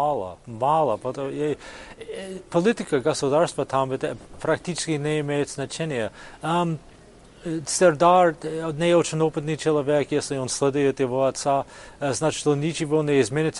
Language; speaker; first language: Russian; non-native, fluent; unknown